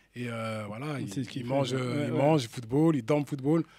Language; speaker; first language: French; native; French